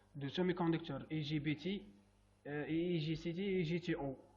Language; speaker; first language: French; non-native, local second language; Arabic